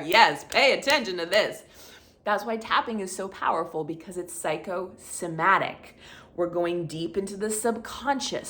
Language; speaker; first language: English; native; English